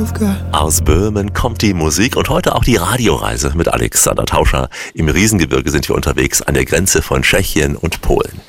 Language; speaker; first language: German; native; German